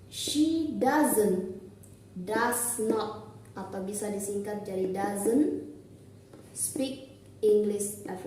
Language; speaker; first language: English; non-native, learner; Indonesian